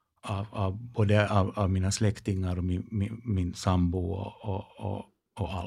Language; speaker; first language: Swedish; non-native, local second language; Finnish